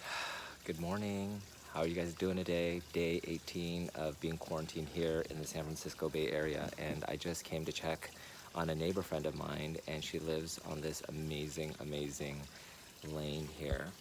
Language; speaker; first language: English; native; English